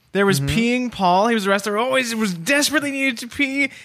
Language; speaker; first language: English; native; English